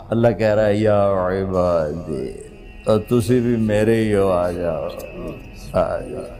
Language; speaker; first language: Urdu; non-native, local second language; Punjabi